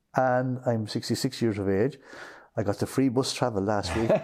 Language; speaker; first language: English; native; English